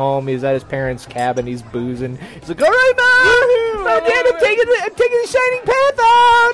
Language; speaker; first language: English; native; English